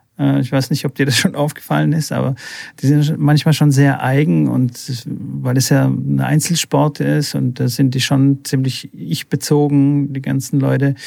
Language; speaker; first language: German; early bilingual, other home language; Bulgarian